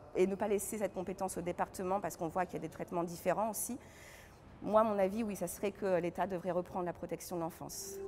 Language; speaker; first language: French; native; French